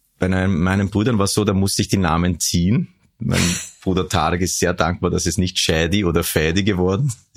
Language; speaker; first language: German; early bilingual, other home language; Arabic